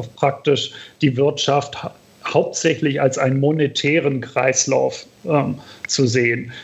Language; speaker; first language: German; native; German